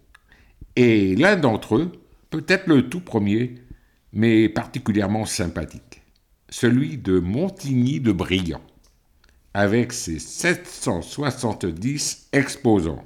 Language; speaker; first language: French; native; French